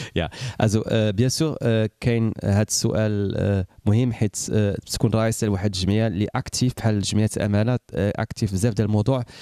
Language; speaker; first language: Arabic; early bilingual, heritage; Arabic